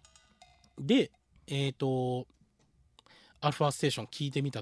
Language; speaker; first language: Japanese; native; Japanese